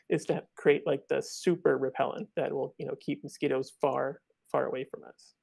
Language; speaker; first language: English; native; English